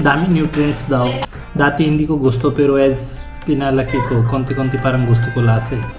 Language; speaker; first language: Filipino; non-native, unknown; Hindi